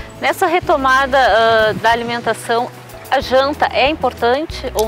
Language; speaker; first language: Portuguese; native; Portuguese